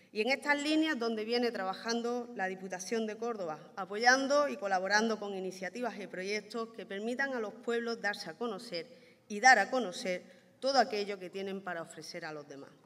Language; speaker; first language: Spanish; native; Spanish